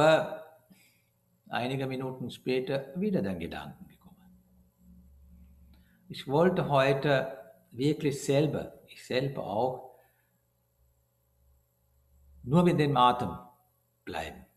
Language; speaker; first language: German; non-native, learner; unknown